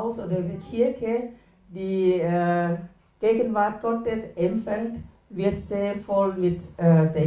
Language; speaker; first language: German; non-native, learner; Thai